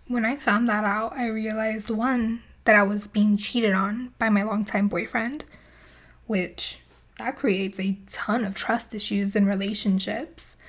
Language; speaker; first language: English; native; English